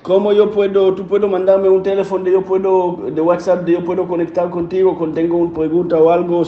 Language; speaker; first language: Spanish; non-native, learner; Hebrew